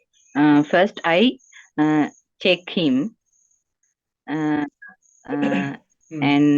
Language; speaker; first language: English; non-native, learner; Sinhala